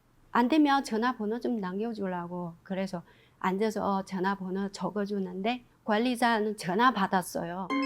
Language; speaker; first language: Korean; non-native, learner; Chinese